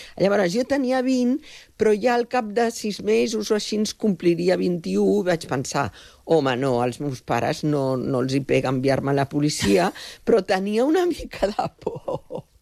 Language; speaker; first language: Catalan; non-native, local second language; Spanish